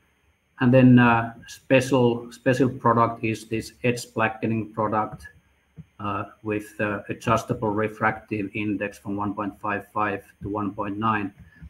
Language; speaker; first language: English; non-native, fluent; Finnish